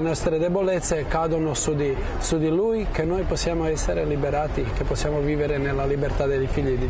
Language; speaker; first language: Italian; non-native, fluent; Croatian